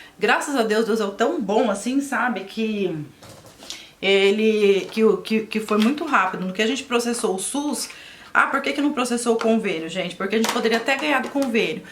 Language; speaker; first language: Portuguese; native; Portuguese